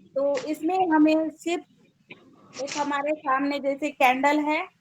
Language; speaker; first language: Hindi; non-native, local second language; Marathi